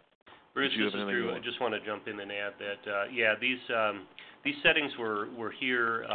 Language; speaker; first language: English; native; English